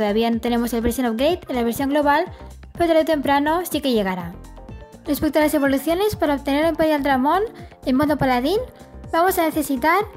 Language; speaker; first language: Spanish; native; Spanish